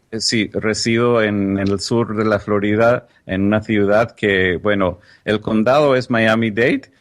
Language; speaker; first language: Spanish; non-native, fluent; English